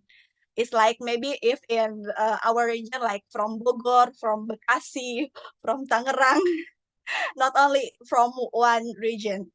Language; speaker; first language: English; non-native, learner; Indonesian